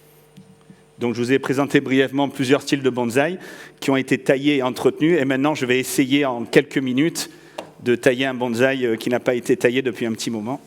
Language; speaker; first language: French; native; French